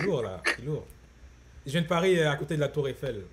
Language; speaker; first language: French; native; French